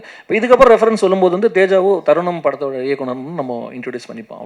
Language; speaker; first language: Tamil; native; Tamil